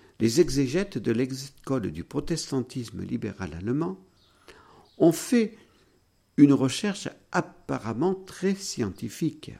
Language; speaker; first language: French; native; French